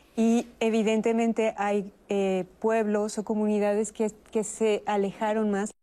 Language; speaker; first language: Spanish; native; Spanish